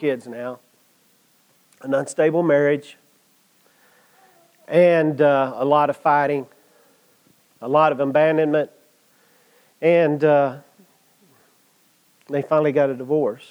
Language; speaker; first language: English; native; English